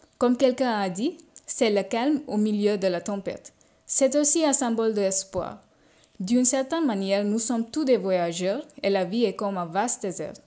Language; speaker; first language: French; non-native, fluent; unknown